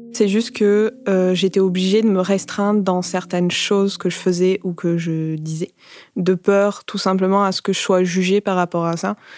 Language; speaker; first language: French; native; French